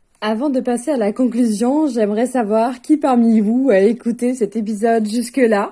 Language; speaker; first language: French; native; French